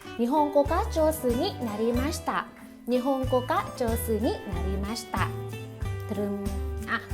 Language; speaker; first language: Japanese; non-native, fluent; Thai